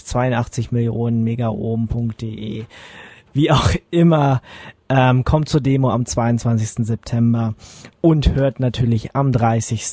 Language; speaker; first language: German; native; German